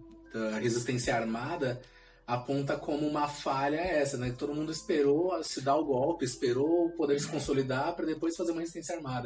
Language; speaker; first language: Portuguese; native; Portuguese